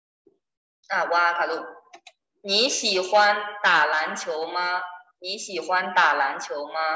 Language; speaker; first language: Chinese; non-native, fluent; Thai